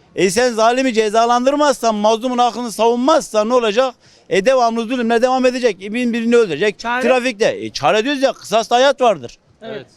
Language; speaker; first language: Turkish; native; Turkish